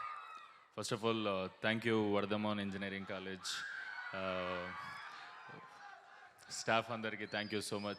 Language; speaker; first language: Telugu; native; Telugu